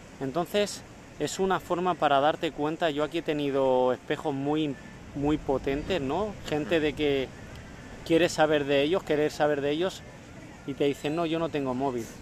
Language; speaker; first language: Spanish; native; Spanish